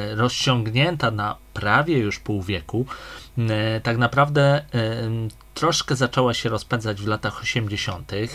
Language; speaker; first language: Polish; native; Polish